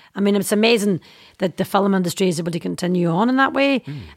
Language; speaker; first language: English; native; English